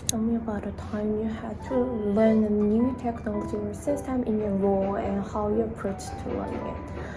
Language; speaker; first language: English; non-native, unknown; Korean